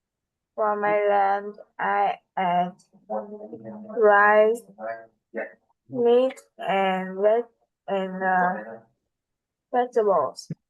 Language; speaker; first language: English; non-native, learner; Vietnamese